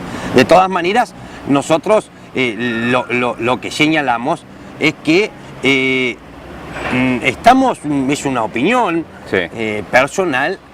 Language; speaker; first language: Spanish; native; Spanish